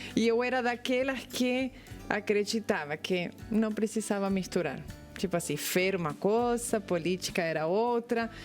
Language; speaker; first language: Portuguese; non-native, fluent; Spanish